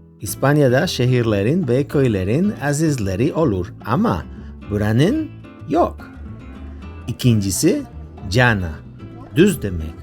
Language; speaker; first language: Turkish; non-native, fluent; Spanish